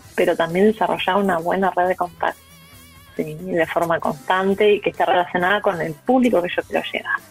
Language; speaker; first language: Spanish; native; Spanish